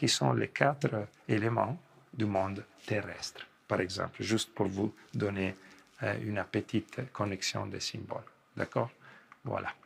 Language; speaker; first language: French; non-native, fluent; Italian